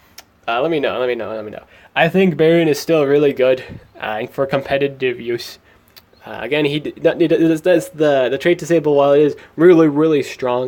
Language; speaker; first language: English; native; English